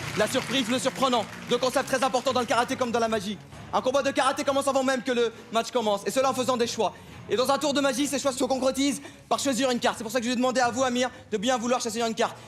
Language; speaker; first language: French; non-native, fluent; Arabic